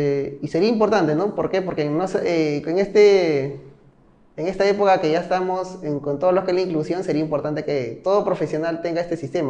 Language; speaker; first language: Spanish; native; Spanish